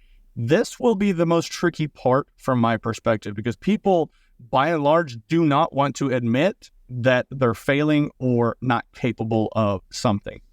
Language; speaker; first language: English; native; English